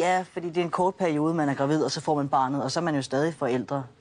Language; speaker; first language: Danish; native; Danish